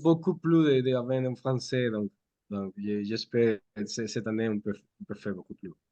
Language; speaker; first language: French; non-native, fluent; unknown